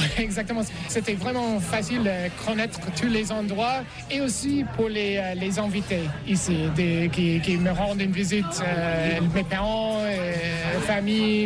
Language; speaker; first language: French; non-native, learner; English